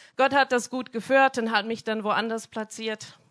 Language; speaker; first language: German; non-native, fluent; English